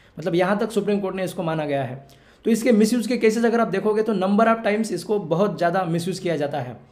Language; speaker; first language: Hindi; non-native, local second language; Marathi